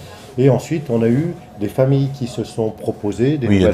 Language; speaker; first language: French; native; French